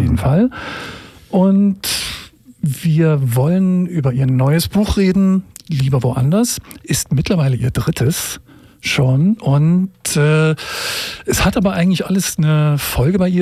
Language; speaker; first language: German; native; German